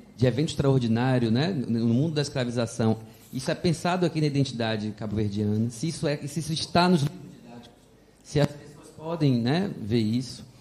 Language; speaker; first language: Portuguese; native; Portuguese